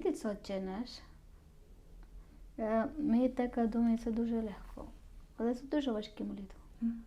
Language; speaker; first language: Ukrainian; non-native, learner; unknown